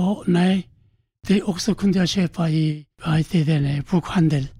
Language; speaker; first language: Swedish; non-native, learner; Korean